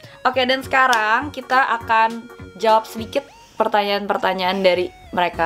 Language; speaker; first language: Indonesian; native; Indonesian